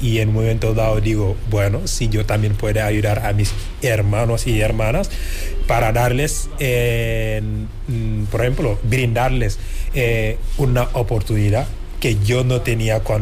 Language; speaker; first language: Spanish; non-native, fluent; Wolof